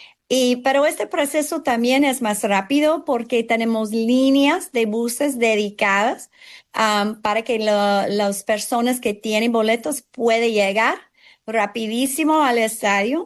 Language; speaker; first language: Spanish; non-native, fluent; English